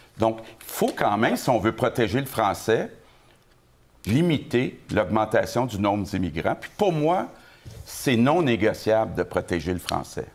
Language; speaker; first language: French; native; French